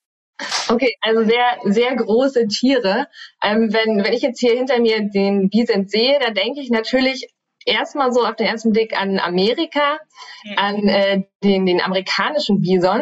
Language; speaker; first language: German; native; German